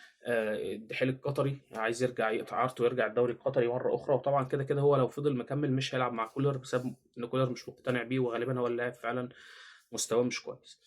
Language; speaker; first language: Arabic; native; Arabic